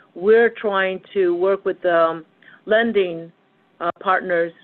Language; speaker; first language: English; early bilingual, other home language; Spanish